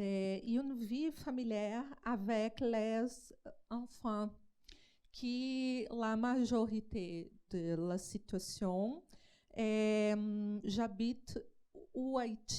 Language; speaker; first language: French; non-native, learner; Portuguese